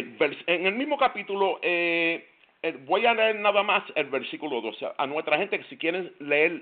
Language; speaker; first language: Spanish; native; Spanish